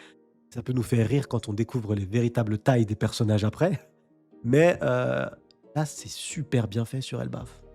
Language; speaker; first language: French; native; French